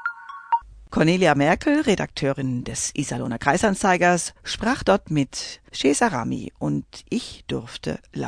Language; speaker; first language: German; native; German